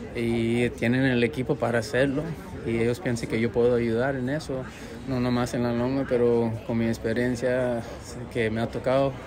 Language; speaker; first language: Spanish; early bilingual, heritage; Spanish